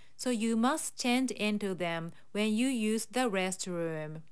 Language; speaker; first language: English; non-native, fluent; Japanese